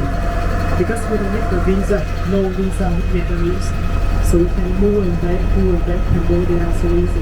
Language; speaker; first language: English; non-native, learner; Vietnamese